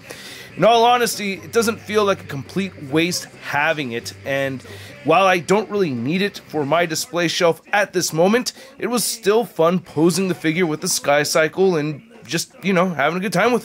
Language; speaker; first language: English; native; English